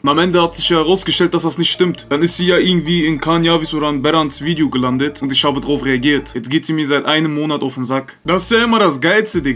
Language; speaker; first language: German; early bilingual, other home language; Turkish